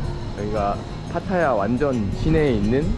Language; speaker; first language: Korean; native; Korean